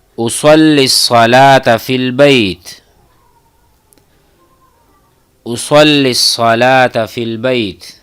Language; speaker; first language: Arabic; non-native, fluent; Urdu